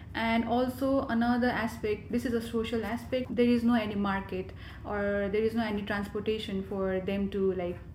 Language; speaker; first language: English; non-native, local second language; Nepali